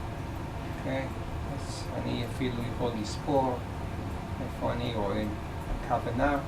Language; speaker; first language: Hebrew; non-native, fluent; English